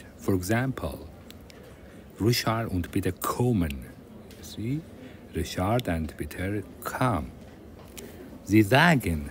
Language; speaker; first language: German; non-native, fluent; Persian